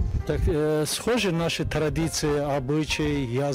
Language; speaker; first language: Russian; non-native, fluent; Turkish